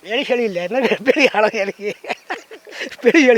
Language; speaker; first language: Malayalam; non-native, learner; Nepali